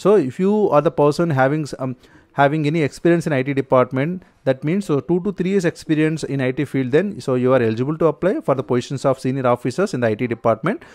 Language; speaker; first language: English; non-native, local second language; Telugu